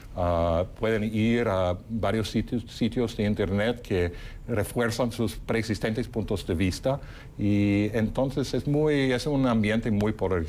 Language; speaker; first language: Spanish; non-native, fluent; English